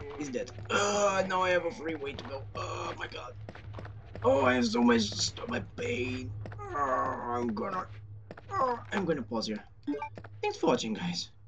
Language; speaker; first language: English; non-native, fluent; Portuguese